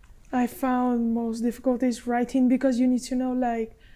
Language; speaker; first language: English; non-native, learner; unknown